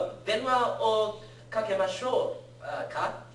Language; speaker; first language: Japanese; non-native, learner; English